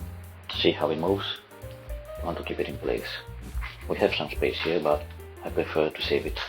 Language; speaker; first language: English; non-native, fluent; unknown